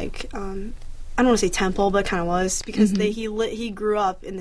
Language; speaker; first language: English; early bilingual, other home language; Chinese